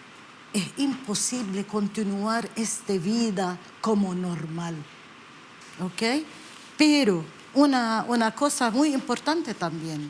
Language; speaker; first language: Spanish; non-native, learner; Arabic